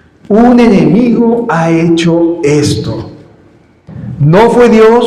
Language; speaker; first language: Spanish; native; Spanish